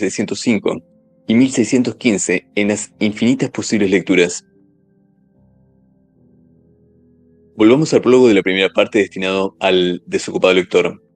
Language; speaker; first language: Spanish; native; Spanish